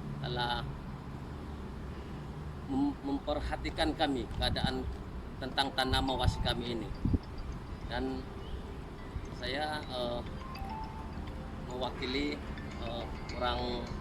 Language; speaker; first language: Indonesian; non-native, local second language; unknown